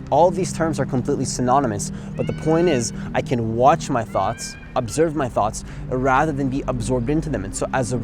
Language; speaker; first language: English; native; English